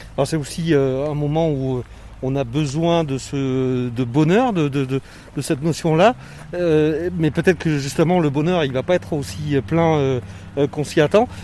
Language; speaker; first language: French; native; French